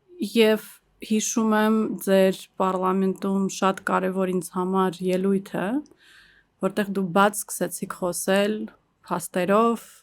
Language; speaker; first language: Armenian; early bilingual, heritage; Armenian